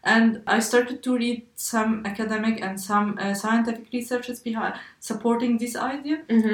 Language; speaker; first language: English; non-native, fluent; Arabic